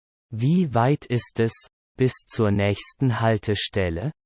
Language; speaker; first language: German; non-native, learner; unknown